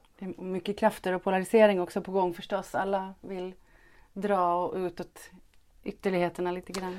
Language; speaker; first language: Swedish; native; Swedish